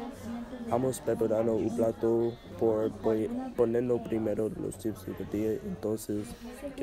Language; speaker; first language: Spanish; non-native, learner; English